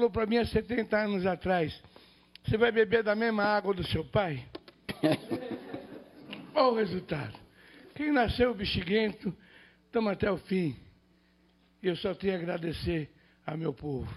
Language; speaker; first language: Portuguese; native; Portuguese